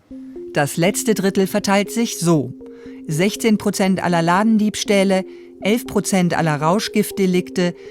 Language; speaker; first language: German; native; German